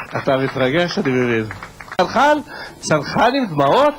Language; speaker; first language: Hebrew; native; Hebrew